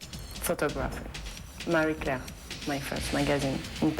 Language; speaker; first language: English; non-native, learner; French